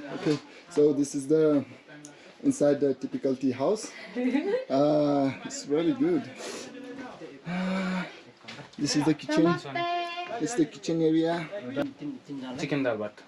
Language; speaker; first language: English; non-native, fluent; Nepali